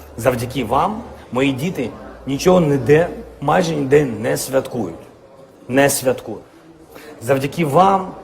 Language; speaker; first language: Ukrainian; non-native, local second language; Russian